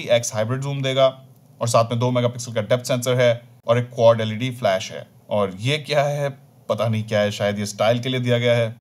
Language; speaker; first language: Urdu; native; Urdu